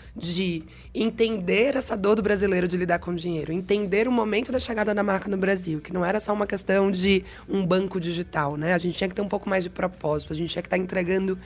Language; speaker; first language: Portuguese; native; Portuguese